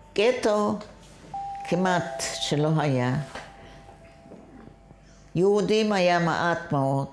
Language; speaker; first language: Hebrew; non-native, fluent; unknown